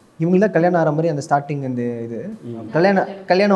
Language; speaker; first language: Tamil; native; Tamil